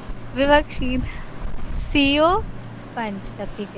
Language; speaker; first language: Persian; non-native, learner; Urdu